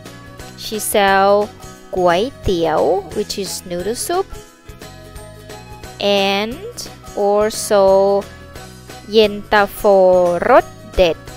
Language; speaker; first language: English; non-native, fluent; Thai